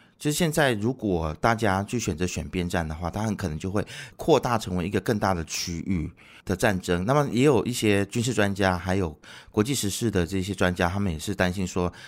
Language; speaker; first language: Chinese; native; Chinese